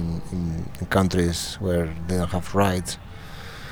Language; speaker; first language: English; non-native, fluent; Spanish